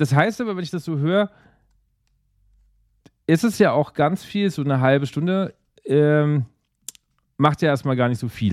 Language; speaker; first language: German; native; German